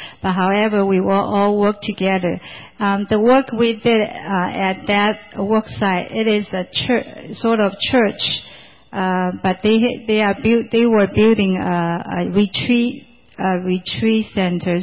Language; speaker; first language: English; non-native, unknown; Chinese